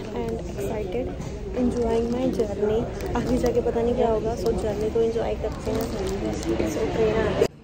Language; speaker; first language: Hindi; non-native, local second language; Punjabi